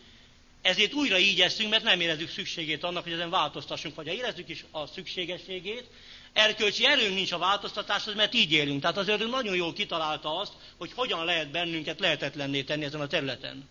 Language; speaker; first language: Hungarian; native; Hungarian